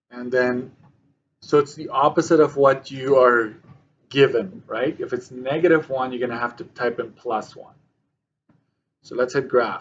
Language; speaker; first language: English; native; English